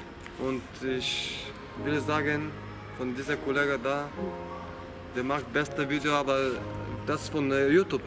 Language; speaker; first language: German; non-native, learner; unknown